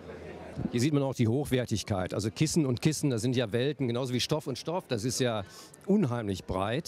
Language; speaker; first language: German; native; German